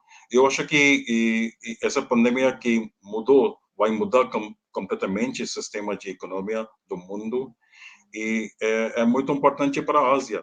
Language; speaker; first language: Portuguese; non-native, learner; Hindi